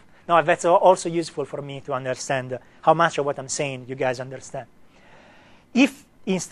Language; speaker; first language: English; non-native, fluent; Italian